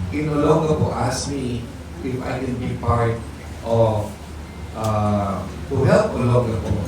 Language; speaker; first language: English; non-native, local second language; Filipino